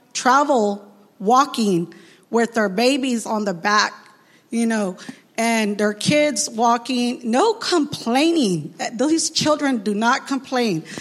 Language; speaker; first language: English; early bilingual, other home language; Spanish